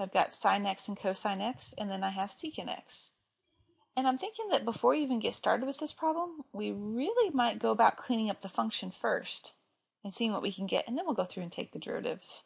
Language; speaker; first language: English; native; English